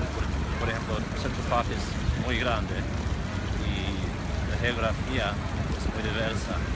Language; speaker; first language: Spanish; non-native, fluent; English